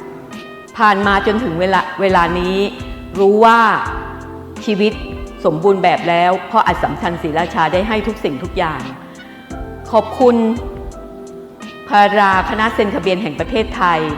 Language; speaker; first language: Thai; native; Thai